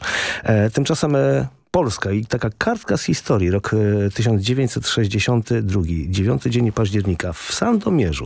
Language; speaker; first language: Polish; native; Polish